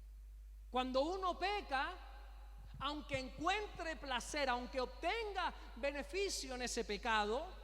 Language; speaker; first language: Spanish; native; Spanish